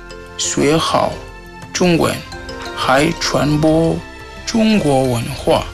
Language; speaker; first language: Chinese; non-native, fluent; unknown